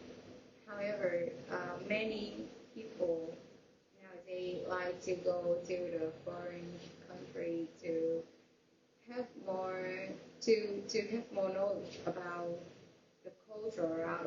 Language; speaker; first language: English; non-native, learner; Vietnamese